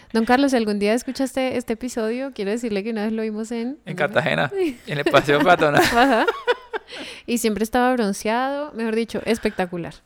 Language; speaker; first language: Spanish; native; Spanish